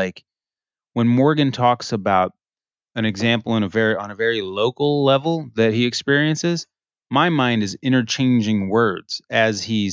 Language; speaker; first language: English; early bilingual, other home language; French